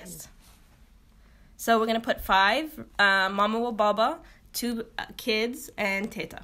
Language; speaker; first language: English; early bilingual, other home language; Arabic